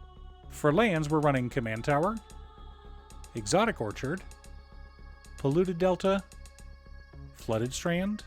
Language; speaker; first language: English; native; English